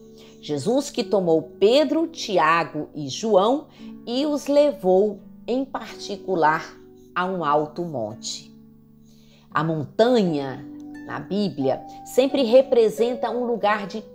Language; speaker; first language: Portuguese; native; Portuguese